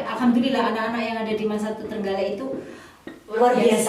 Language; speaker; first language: Indonesian; native; Indonesian